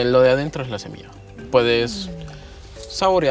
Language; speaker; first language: Spanish; native; Spanish